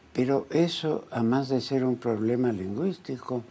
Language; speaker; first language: Spanish; native; Spanish